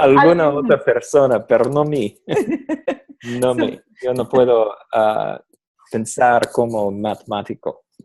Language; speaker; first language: Spanish; non-native, learner; English